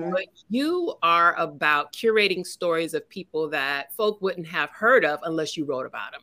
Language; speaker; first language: English; native; English